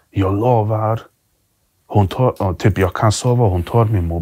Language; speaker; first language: Swedish; early bilingual, other home language; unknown